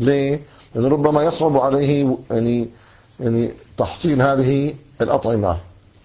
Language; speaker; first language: Arabic; native; Arabic